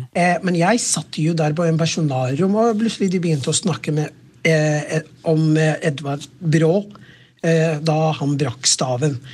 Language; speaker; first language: Norwegian; non-native, fluent; Somali